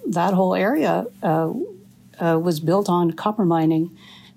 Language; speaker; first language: English; native; English